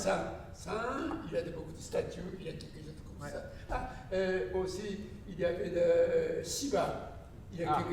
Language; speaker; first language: French; non-native, learner; Japanese